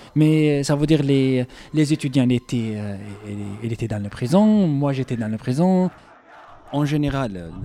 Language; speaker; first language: French; non-native, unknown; Arabic